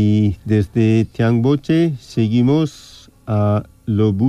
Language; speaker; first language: Spanish; non-native, fluent; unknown